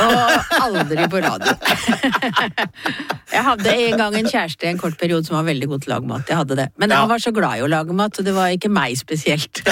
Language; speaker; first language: Norwegian; native; Norwegian